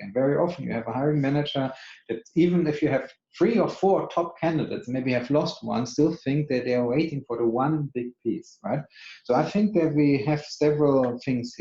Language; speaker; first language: English; non-native, fluent; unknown